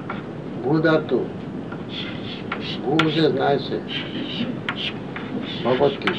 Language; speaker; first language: Russian; non-native, learner; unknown